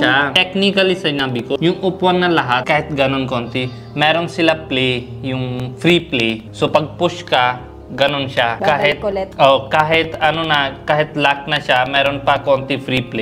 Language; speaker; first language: Filipino; non-native, learner; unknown